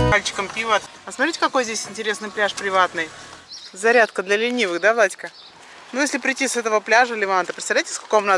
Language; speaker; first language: Russian; native; Russian